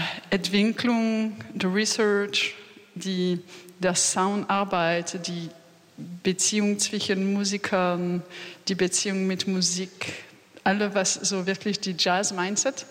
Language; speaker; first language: German; non-native, learner; French